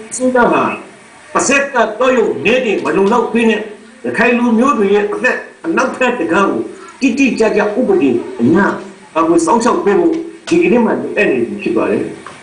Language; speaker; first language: Burmese; native; Burmese